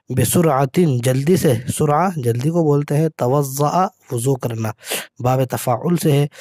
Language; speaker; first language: Urdu; native; Urdu